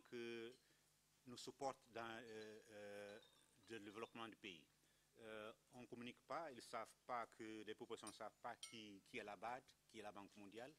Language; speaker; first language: French; non-native, fluent; Kabuverdianu